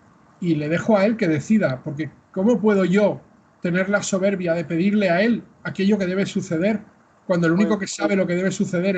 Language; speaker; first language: Spanish; native; Spanish